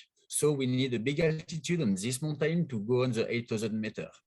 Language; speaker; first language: English; non-native, learner; French